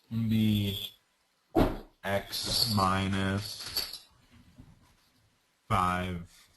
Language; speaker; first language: English; native; English